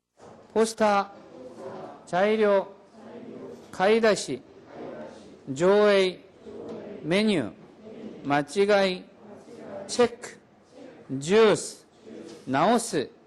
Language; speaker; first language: Japanese; non-native, fluent; Korean